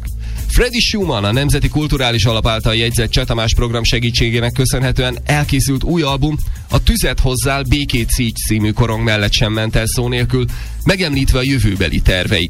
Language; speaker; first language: Hungarian; native; Hungarian